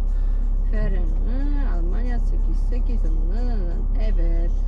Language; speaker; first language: Turkish; non-native, fluent; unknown